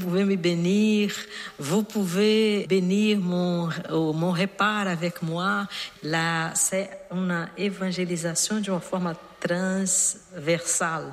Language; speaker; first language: French; non-native, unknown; Portuguese